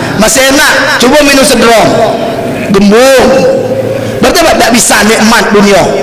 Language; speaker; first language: Malay; native; Malay